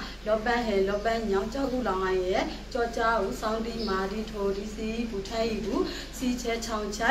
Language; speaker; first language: Chinese; non-native, learner; Burmese